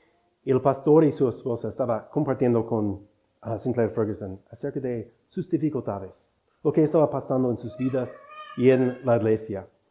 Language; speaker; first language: Spanish; non-native, fluent; English